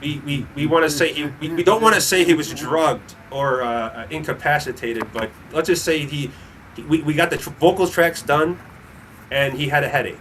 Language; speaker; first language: English; native; English